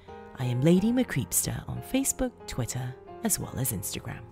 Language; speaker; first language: English; native; English